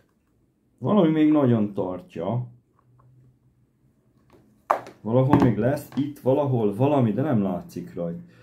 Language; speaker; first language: Hungarian; native; Hungarian